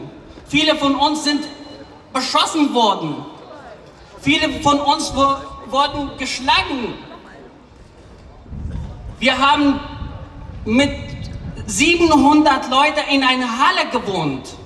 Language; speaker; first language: German; non-native, fluent; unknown